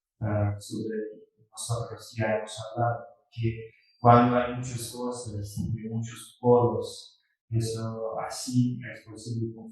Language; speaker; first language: Spanish; non-native, fluent; Russian